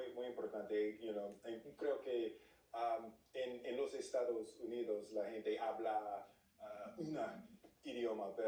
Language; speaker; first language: Spanish; non-native, fluent; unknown